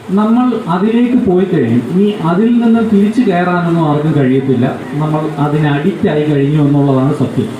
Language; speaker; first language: Malayalam; native; Malayalam